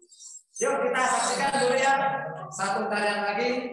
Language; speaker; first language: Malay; non-native, local second language; Javanese